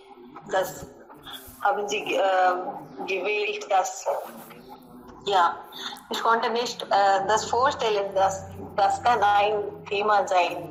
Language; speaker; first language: German; non-native, learner; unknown